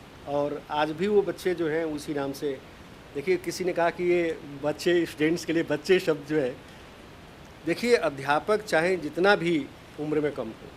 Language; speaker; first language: Hindi; native; Hindi